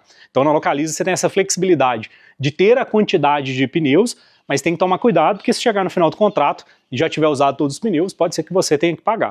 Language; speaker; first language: Portuguese; native; Portuguese